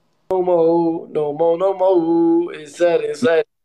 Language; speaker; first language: English; early bilingual, other home language; Spanish